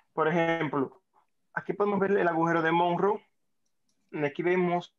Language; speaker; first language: Spanish; native; Spanish